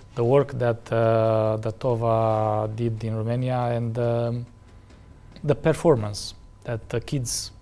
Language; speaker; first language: English; non-native, fluent; Romanian